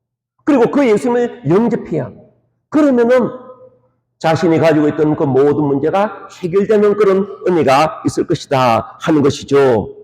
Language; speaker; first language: Korean; native; Korean